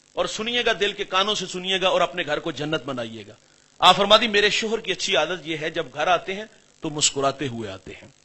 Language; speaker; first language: Urdu; non-native, local second language; Punjabi